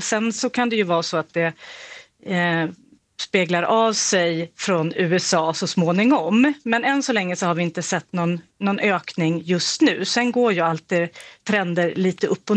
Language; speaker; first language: Swedish; native; Swedish